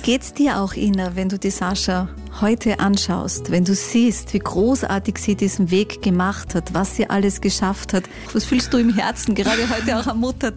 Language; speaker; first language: German; native; German